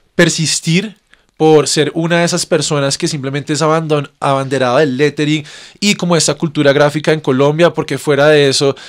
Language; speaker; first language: Spanish; native; Spanish